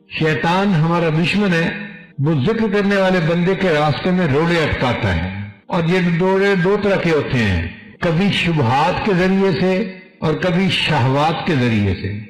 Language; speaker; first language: Urdu; non-native, local second language; Punjabi